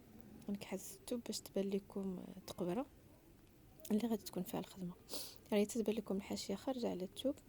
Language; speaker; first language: Arabic; native; Arabic